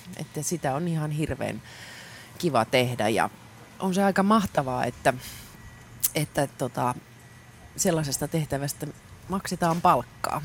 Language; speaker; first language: Finnish; non-native, local second language; Swedish